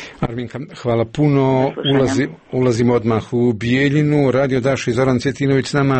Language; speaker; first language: Croatian; native; Croatian